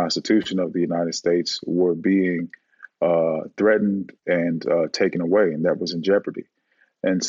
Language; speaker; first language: English; native; English